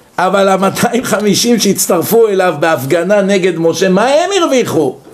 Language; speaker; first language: Hebrew; native; Hebrew